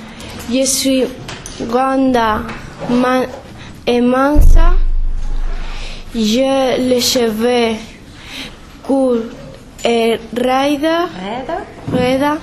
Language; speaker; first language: French; non-native, learner; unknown